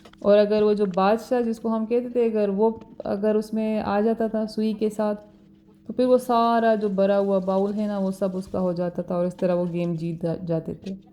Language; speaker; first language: Urdu; non-native, local second language; Pashto